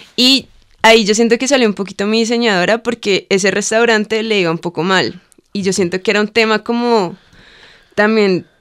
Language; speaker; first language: Spanish; native; Spanish